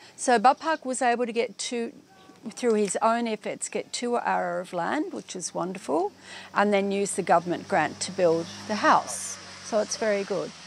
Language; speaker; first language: English; native; English